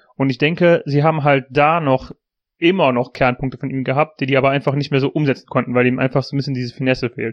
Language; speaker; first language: German; native; German